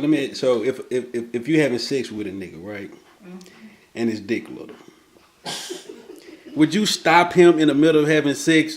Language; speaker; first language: English; native; English